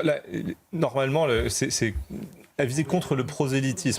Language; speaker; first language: French; native; French